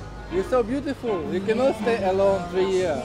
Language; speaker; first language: English; non-native, learner; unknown